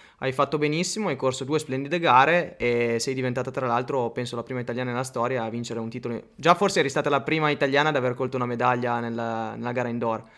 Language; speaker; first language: Italian; native; Italian